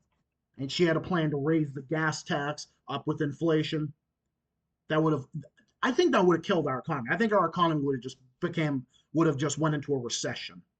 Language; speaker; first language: English; native; English